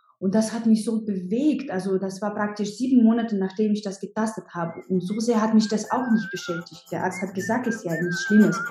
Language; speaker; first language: German; non-native, fluent; Russian